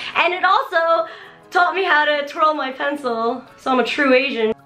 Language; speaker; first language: English; native; English